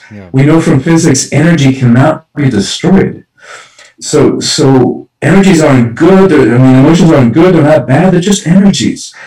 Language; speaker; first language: English; early bilingual, other home language; Spanish